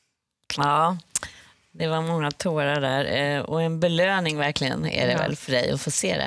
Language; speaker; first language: Swedish; native; Swedish